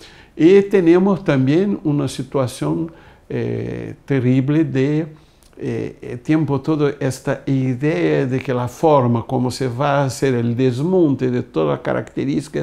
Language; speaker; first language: Portuguese; non-native, fluent; Spanish